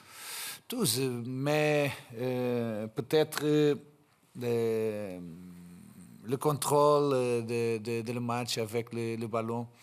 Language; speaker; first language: French; non-native, fluent; Portuguese